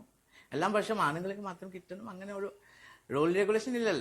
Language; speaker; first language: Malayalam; non-native, local second language; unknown